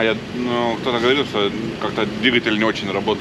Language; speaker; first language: Russian; non-native, fluent; Lithuanian